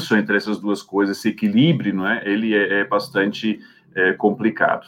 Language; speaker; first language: Portuguese; non-native, fluent; Swiss German